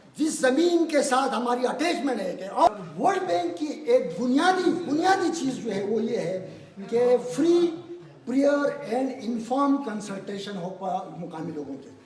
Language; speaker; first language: Urdu; non-native, local second language; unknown